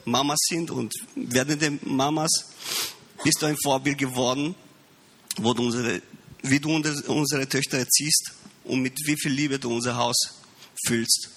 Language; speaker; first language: German; early bilingual, heritage; Romanian